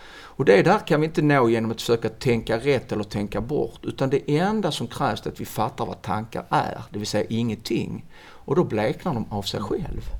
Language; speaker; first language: Swedish; native; Swedish